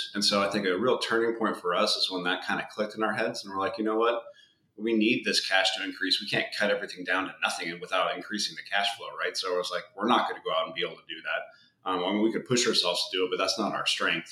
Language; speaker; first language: English; native; English